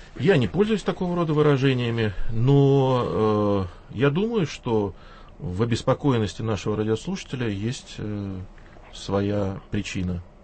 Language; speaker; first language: Russian; native; Russian